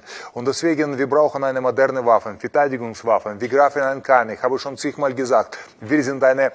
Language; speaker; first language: German; non-native, fluent; Russian